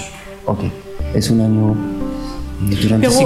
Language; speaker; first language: Spanish; non-native, fluent; French